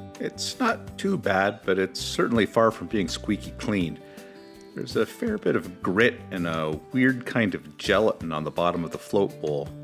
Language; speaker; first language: English; native; English